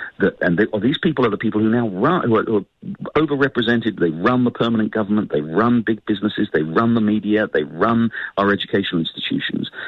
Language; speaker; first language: English; native; English